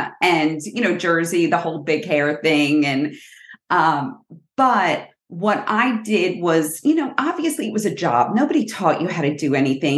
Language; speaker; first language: English; native; English